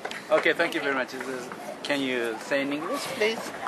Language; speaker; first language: English; non-native, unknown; Japanese